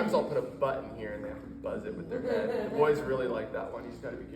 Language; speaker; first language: English; native; English